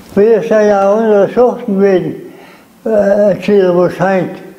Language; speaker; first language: German; native; German